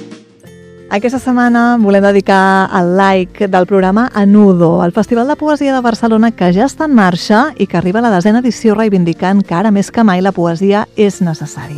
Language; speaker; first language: Catalan; native; Catalan